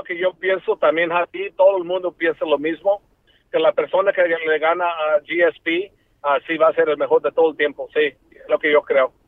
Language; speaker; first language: Spanish; early bilingual, heritage; Spanish